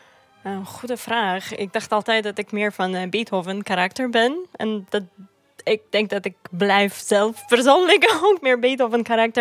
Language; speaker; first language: Dutch; non-native, fluent; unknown